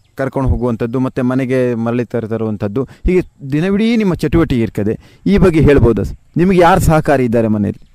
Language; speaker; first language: Kannada; native; Kannada